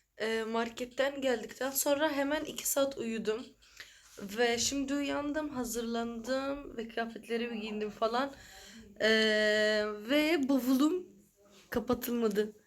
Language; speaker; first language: Turkish; early bilingual, other home language; Arabic